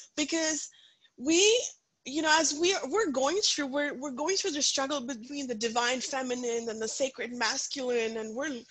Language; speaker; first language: English; non-native, local second language; Punjabi